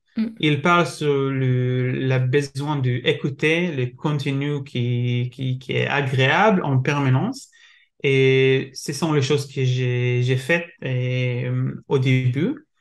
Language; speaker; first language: French; non-native, learner; Hebrew